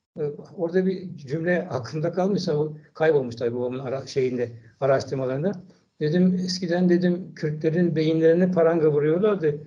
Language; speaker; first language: Turkish; native; Turkish